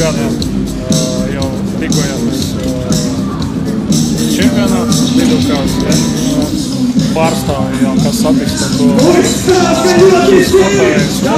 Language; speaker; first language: Latvian; native; Latvian